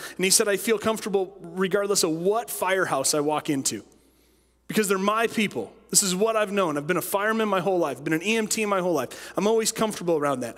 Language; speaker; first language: English; native; English